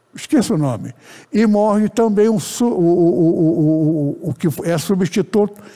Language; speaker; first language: Portuguese; early bilingual, other home language; Japanese